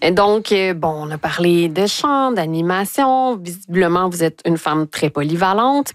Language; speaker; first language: French; native; French